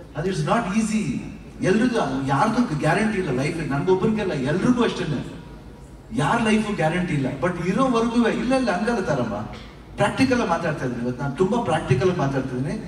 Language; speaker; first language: Kannada; native; Kannada